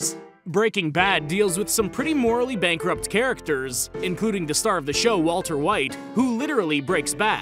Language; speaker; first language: English; native; English